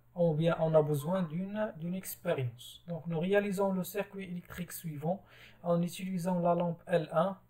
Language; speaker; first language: French; non-native, local second language; Arabic